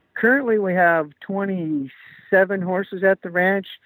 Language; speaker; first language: English; native; English